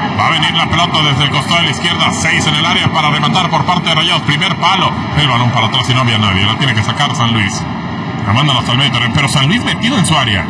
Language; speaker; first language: Spanish; native; Spanish